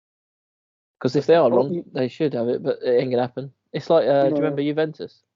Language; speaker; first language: English; native; English